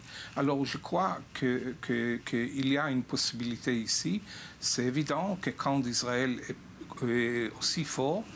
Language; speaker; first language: French; non-native, fluent; Hebrew